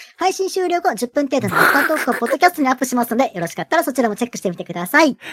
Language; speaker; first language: Japanese; native; Japanese